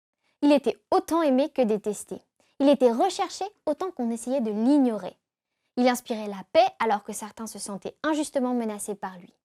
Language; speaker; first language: French; native; French